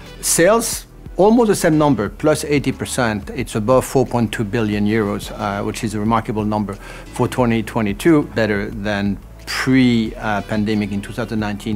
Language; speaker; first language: English; non-native, fluent; French